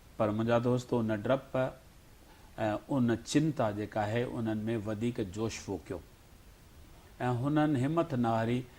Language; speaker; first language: Sindhi; native; Sindhi